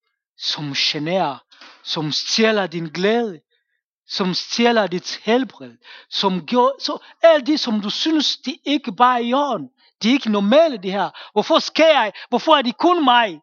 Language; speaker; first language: Danish; non-native, fluent; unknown